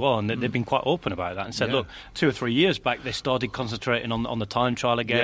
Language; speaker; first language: English; native; English